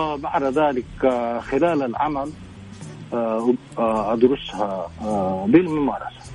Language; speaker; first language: Arabic; non-native, fluent; Japanese